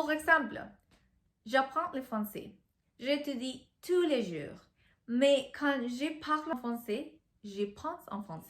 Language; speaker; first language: French; non-native, learner; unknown